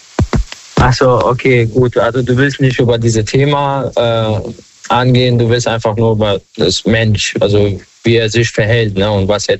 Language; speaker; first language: German; non-native, fluent; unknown